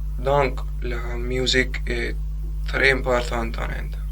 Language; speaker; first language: French; non-native, learner; Gujarati